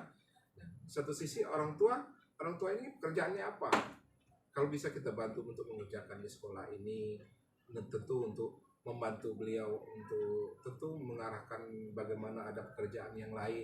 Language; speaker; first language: Indonesian; native; Indonesian